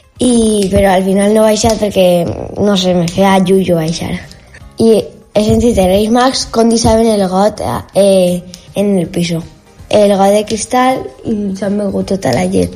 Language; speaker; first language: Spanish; non-native, local second language; Catalan